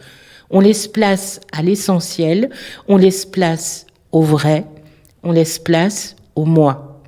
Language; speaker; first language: French; native; French